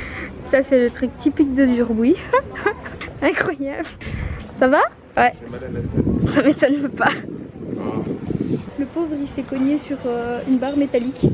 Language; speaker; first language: French; native; French